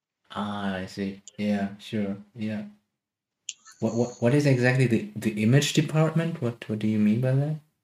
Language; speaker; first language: English; non-native, fluent; German